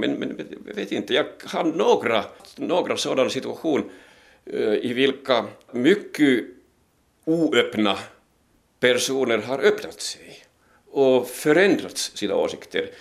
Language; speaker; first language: Swedish; non-native, local second language; Finnish